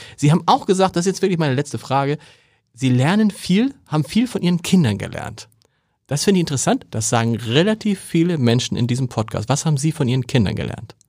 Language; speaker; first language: German; native; German